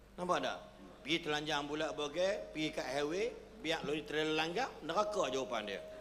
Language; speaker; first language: Malay; native; Malay